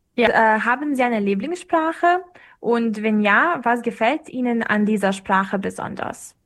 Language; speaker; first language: German; non-native, fluent; Serbian